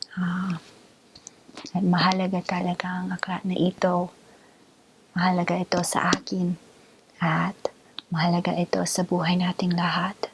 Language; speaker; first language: Filipino; native; Filipino